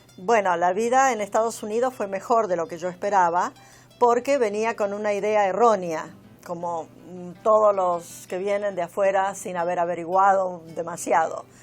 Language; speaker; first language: Spanish; native; Spanish